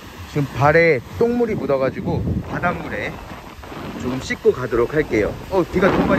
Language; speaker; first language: Korean; native; Korean